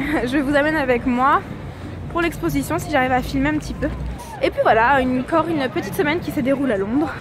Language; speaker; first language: French; native; French